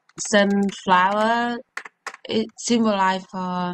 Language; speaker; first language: English; non-native, learner; Vietnamese